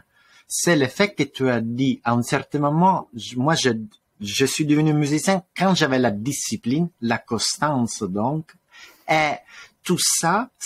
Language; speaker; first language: French; non-native, fluent; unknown